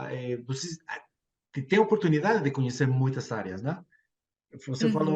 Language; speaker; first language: Portuguese; non-native, fluent; Spanish